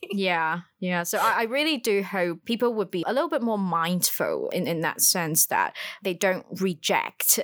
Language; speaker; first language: English; non-native, local second language; Cantonese